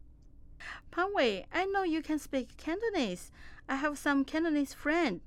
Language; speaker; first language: English; non-native, fluent; Chinese